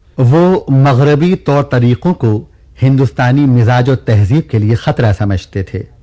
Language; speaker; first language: Urdu; native; Urdu